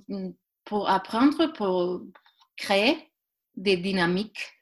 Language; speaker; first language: French; non-native, learner; Spanish